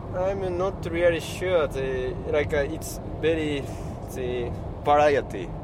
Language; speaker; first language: English; non-native, learner; Japanese